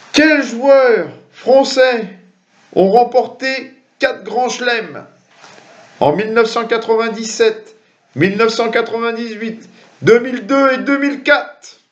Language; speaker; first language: French; native; French